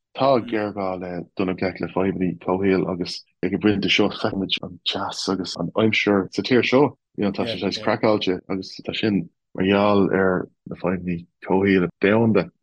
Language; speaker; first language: Irish; non-native, local second language; English